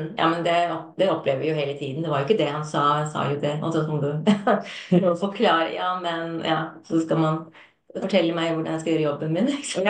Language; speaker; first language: Norwegian; non-native, fluent; Turkish